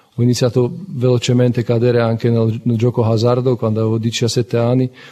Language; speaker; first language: Italian; non-native, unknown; Slovak